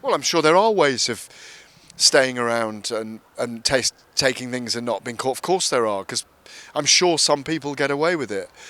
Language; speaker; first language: English; native; English